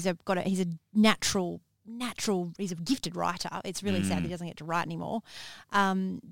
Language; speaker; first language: English; native; English